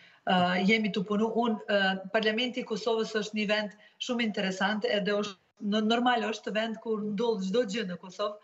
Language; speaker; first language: Albanian; non-native, local second language; Bosnian